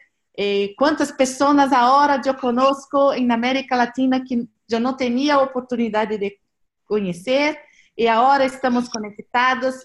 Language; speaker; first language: Spanish; non-native, learner; Portuguese